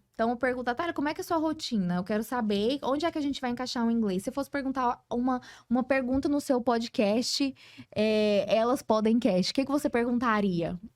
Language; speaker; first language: Portuguese; early bilingual, heritage; Portuguese